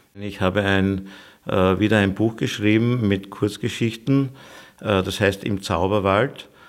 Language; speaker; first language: German; native; German